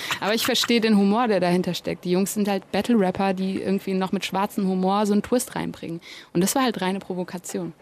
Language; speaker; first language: German; native; German